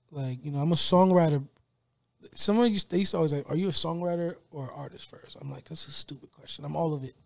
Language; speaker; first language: English; native; English